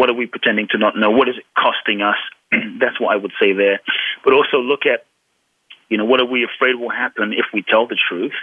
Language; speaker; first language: English; native; English